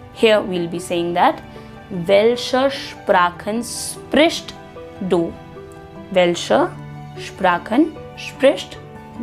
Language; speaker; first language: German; non-native, fluent; Hindi